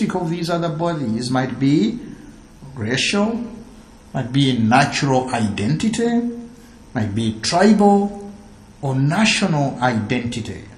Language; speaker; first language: English; non-native, local second language; Ganda